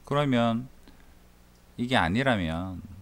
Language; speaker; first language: Korean; native; Korean